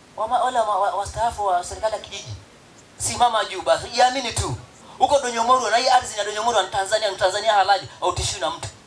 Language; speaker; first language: Swahili; non-native, local second language; Masai